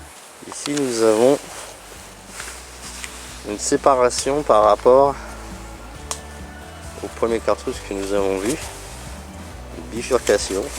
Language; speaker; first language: French; native; French